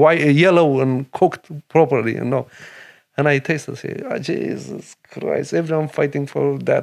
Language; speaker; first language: English; non-native, learner; Romanian